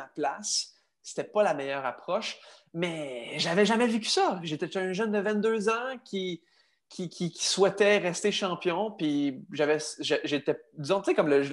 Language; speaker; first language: French; native; French